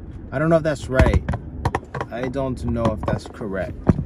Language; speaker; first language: English; native; English